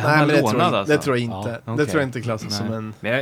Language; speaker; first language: Swedish; native; Swedish